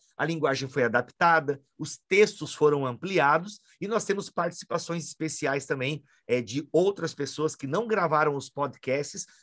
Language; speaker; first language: Portuguese; native; Portuguese